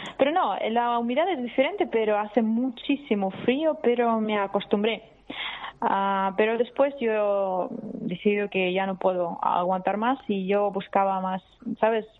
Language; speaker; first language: Spanish; non-native, fluent; Georgian